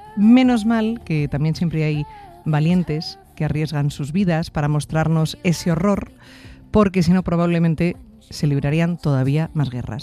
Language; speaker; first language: Spanish; native; Spanish